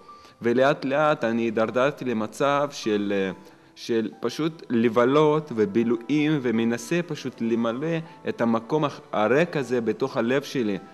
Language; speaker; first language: Hebrew; non-native, fluent; Russian